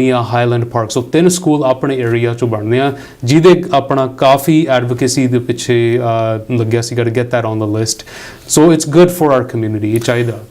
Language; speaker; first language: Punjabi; early bilingual, heritage; Punjabi